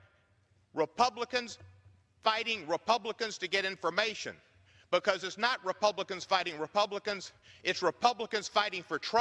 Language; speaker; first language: English; native; English